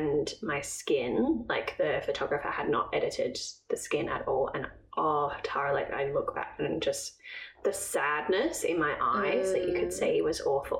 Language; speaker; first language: English; native; English